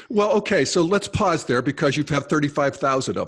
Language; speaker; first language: English; native; English